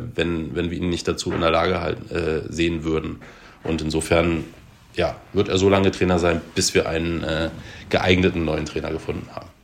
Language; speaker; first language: German; native; German